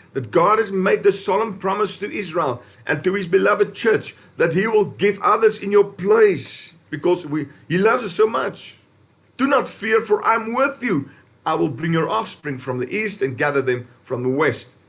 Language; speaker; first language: English; non-native, local second language; Afrikaans